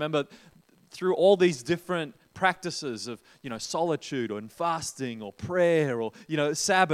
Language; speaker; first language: English; native; English